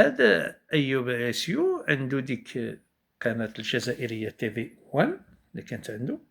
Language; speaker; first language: Arabic; native; Arabic